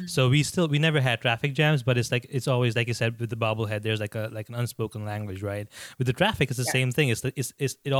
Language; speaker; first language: English; non-native, local second language; Gujarati